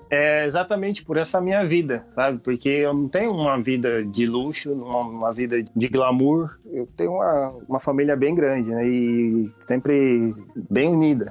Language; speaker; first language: Portuguese; native; Portuguese